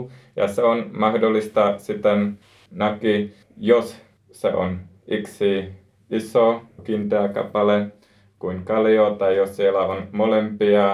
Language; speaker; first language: Finnish; non-native, learner; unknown